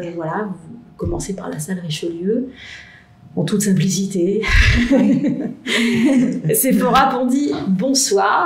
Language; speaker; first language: French; native; French